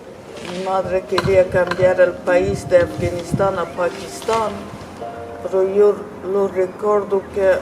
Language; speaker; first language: Spanish; non-native, fluent; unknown